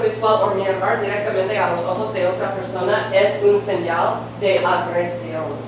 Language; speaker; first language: Spanish; non-native, fluent; English